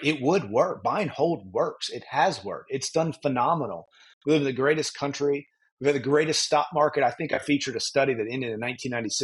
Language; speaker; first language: English; native; English